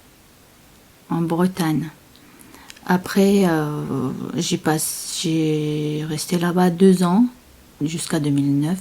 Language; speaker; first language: French; non-native, learner; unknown